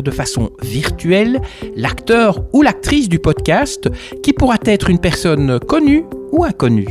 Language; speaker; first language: French; native; French